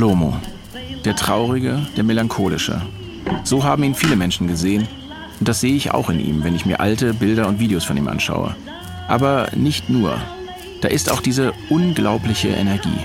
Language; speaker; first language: German; native; German